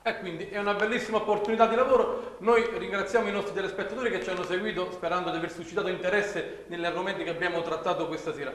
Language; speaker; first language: Italian; native; Italian